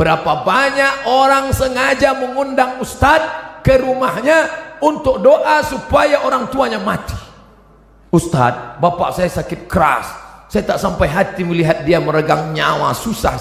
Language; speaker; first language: Indonesian; native; Indonesian